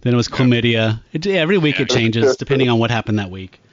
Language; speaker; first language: English; native; English